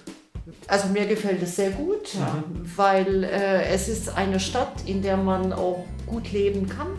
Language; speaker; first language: German; non-native, fluent; French